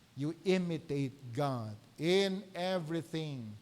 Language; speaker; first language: English; non-native, local second language; Filipino